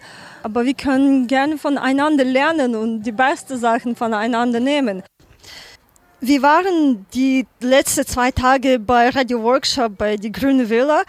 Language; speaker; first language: German; non-native, learner; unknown